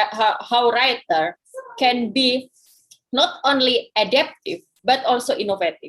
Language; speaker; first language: English; non-native, fluent; Indonesian